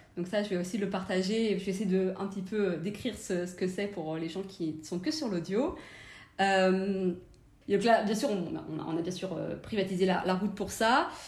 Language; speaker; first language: French; native; French